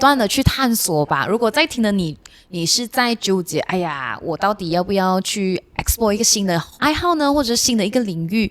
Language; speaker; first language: Chinese; non-native, local second language; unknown